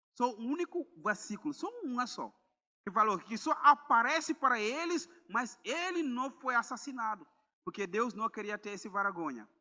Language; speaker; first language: Portuguese; non-native, fluent; Mandingo